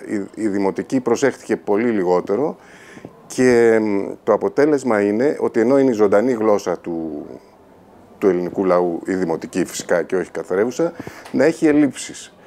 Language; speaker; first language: Greek; native; Greek